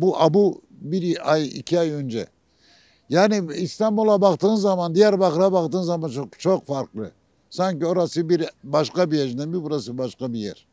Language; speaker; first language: Turkish; non-native, local second language; Kurdish